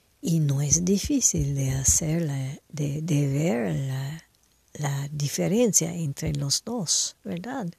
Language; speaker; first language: Spanish; non-native, fluent; French